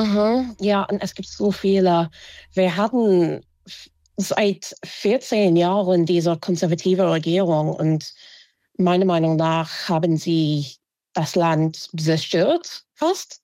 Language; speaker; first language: German; non-native, fluent; English